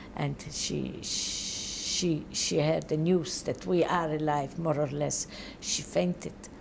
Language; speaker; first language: English; non-native, fluent; Polish